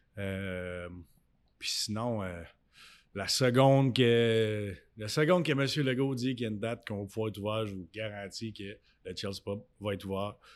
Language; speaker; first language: French; native; French